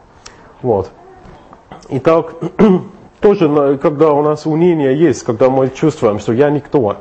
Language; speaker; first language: Russian; non-native, fluent; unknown